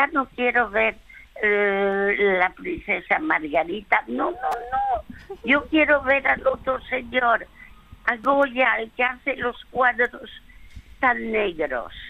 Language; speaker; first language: Spanish; early bilingual, other home language; French